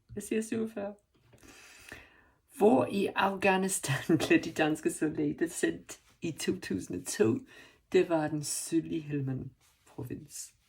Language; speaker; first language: Danish; non-native, learner; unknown